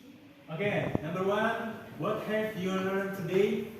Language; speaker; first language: English; non-native, learner; Indonesian